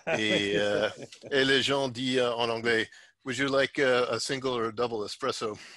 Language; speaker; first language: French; non-native, learner; English